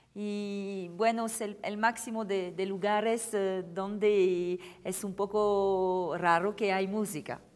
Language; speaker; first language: Spanish; non-native, fluent; French